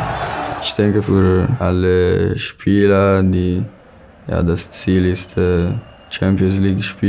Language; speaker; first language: German; non-native, learner; Italian